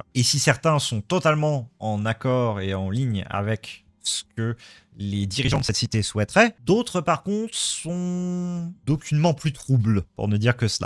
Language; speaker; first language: French; native; French